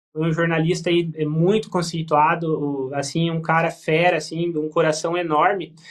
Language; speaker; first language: Portuguese; native; Portuguese